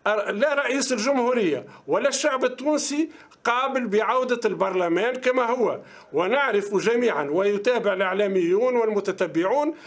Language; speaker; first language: Arabic; native; Arabic